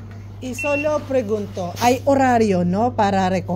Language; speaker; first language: Spanish; non-native, learner; Filipino